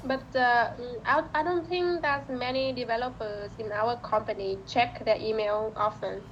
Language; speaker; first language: English; non-native, learner; Vietnamese